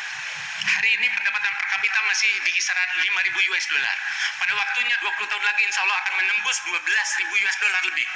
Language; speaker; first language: Indonesian; non-native, local second language; Sundanese